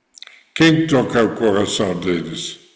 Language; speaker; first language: Portuguese; non-native, fluent; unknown